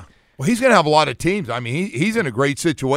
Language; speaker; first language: English; native; English